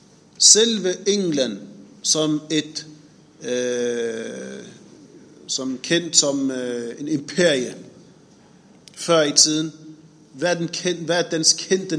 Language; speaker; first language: Danish; non-native, fluent; Arabic